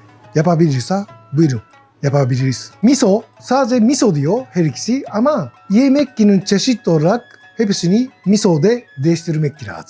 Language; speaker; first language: Turkish; non-native, learner; Japanese